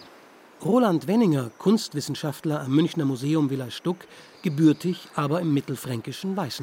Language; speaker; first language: German; native; German